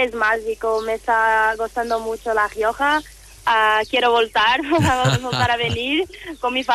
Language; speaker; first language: Spanish; non-native, learner; Portuguese